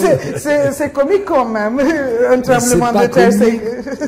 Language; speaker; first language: French; non-native, fluent; Turkish